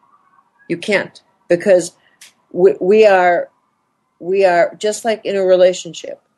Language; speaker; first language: English; native; English